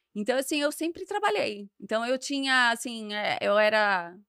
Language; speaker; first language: Portuguese; native; Portuguese